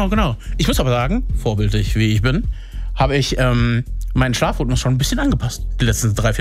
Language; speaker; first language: German; native; German